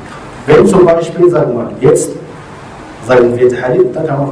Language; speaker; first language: German; non-native, learner; Arabic